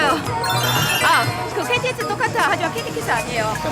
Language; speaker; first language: Korean; non-native, learner; English